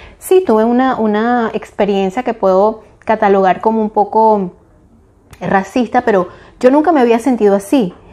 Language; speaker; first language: Spanish; native; Spanish